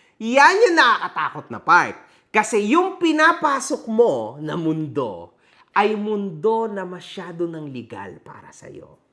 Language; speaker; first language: Filipino; native; Filipino